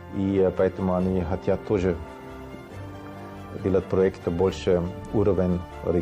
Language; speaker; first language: Russian; non-native, fluent; German